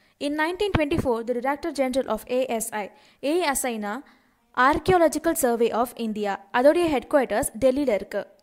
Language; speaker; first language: English; non-native, local second language; Tamil